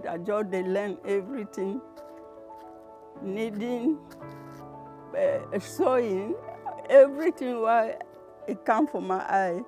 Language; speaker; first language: English; non-native, learner; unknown